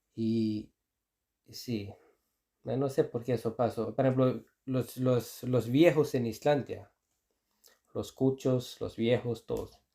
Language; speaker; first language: Spanish; non-native, fluent; Icelandic